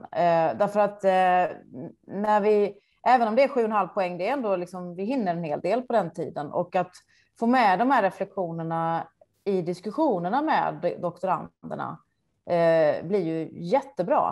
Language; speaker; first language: Swedish; native; Swedish